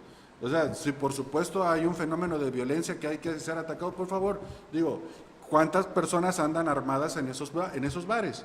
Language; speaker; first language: Spanish; native; Spanish